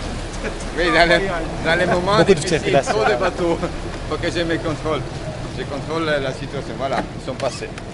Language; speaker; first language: French; non-native, fluent; Italian